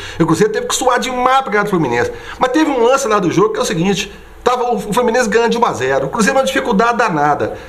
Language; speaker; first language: Portuguese; native; Portuguese